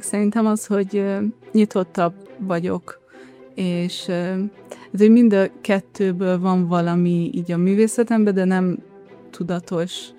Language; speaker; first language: Hungarian; early bilingual, heritage; Hungarian